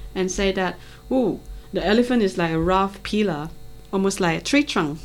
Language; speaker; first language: English; non-native, local second language; Cantonese